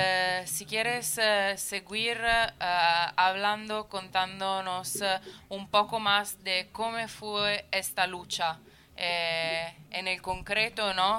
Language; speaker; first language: Spanish; non-native, fluent; Italian